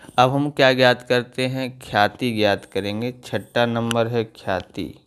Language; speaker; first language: Hindi; non-native, local second language; Gujarati